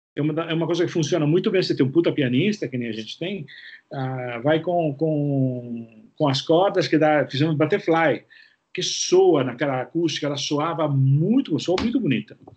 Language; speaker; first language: Portuguese; non-native, fluent; Italian